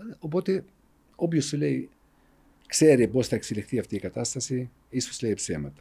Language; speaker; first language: Greek; non-native, fluent; Arabic